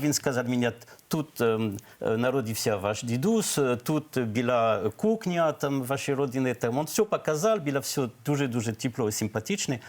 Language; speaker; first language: Ukrainian; non-native, learner; French